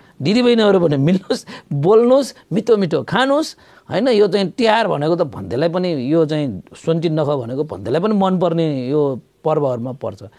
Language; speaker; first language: Nepali; non-native, local second language; Newari